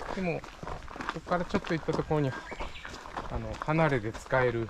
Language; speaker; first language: Japanese; native; Japanese